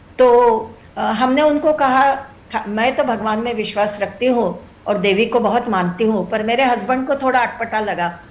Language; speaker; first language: Hindi; non-native, local second language; Telugu